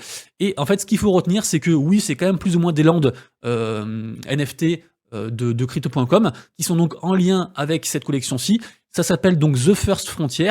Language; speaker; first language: French; native; French